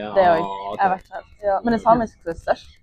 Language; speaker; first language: Norwegian; native; Norwegian